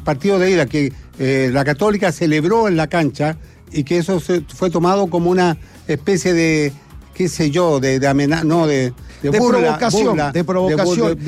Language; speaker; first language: Spanish; native; Spanish